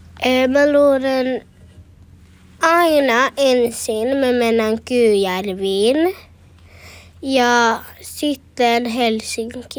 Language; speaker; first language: Finnish; early bilingual, heritage; Finnish